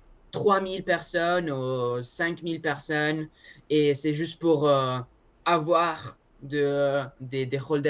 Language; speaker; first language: French; non-native, learner; Spanish